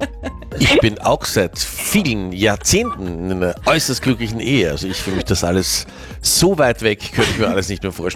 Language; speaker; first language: German; native; German